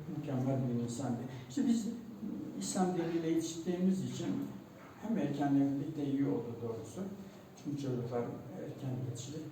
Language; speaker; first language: Turkish; non-native, local second language; Kurdish